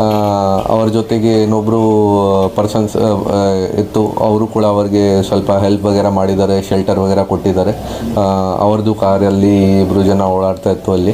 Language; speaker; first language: Kannada; non-native, fluent; Hindi